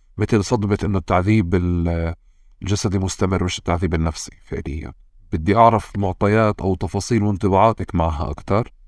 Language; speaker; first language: Arabic; native; Arabic